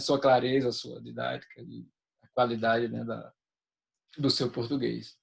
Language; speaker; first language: Portuguese; native; Portuguese